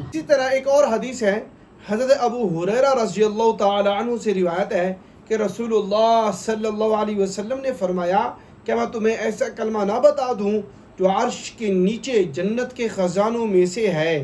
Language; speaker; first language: Urdu; native; Urdu